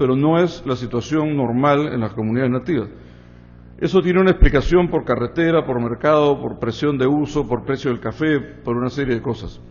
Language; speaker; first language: Spanish; native; Spanish